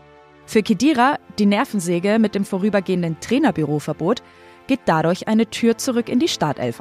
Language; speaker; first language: German; native; German